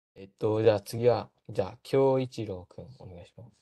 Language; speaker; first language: Spanish; early bilingual, heritage; Japanese